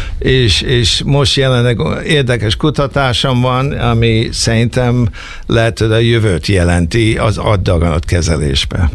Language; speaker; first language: Hungarian; early bilingual, heritage; Hungarian